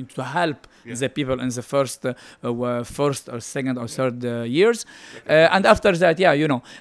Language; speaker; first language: English; non-native, learner; Arabic